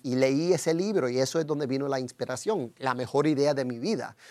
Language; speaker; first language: Spanish; early bilingual, heritage; Spanish